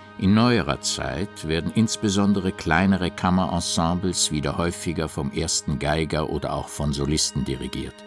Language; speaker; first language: German; native; German